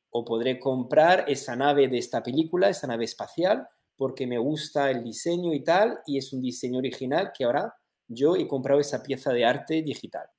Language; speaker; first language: Spanish; native; Spanish